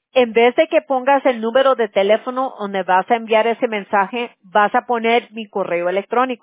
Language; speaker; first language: Spanish; early bilingual, heritage; Spanish